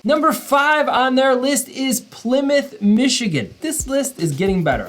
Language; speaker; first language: English; native; English